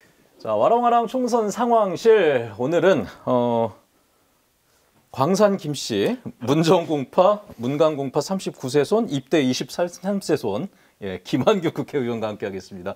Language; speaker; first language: Korean; native; Korean